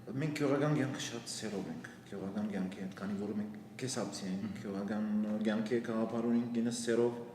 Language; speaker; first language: Armenian; early bilingual, heritage; Armenian